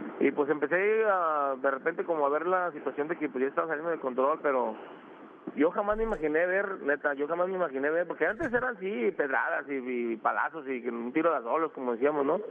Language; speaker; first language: Spanish; native; Spanish